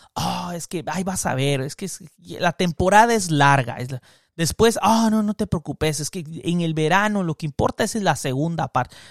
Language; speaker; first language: Spanish; native; Spanish